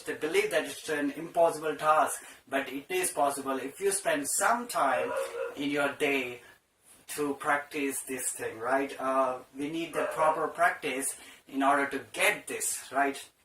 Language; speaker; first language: English; non-native, local second language; Telugu